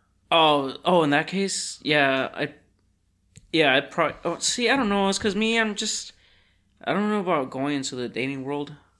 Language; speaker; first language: English; early bilingual, other home language; Spanish